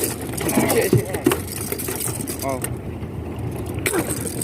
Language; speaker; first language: English; non-native, fluent; Malay